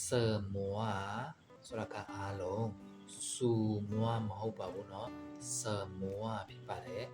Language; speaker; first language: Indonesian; non-native, fluent; Burmese